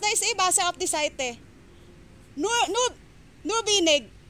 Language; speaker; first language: German; non-native, learner; Filipino